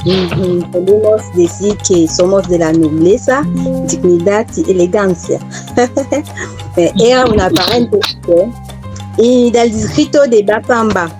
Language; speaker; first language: Spanish; non-native, fluent; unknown